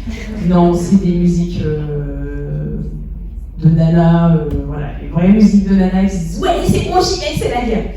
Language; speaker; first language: French; native; French